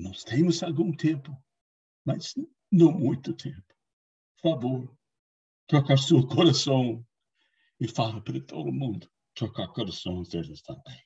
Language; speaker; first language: Portuguese; non-native, learner; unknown